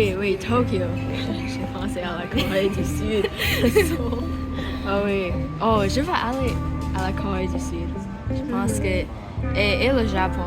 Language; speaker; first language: French; non-native, learner; English